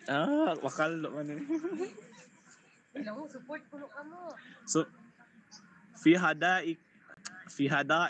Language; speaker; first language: Arabic; non-native, learner; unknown